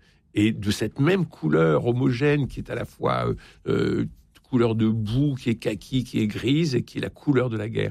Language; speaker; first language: French; native; French